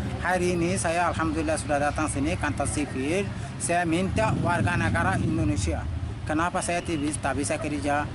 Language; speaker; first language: Indonesian; non-native, learner; Rohingya